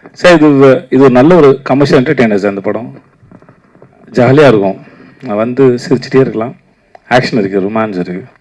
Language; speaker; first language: Tamil; native; Tamil